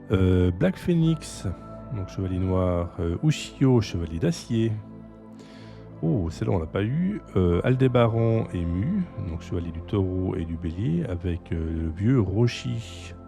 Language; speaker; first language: French; native; French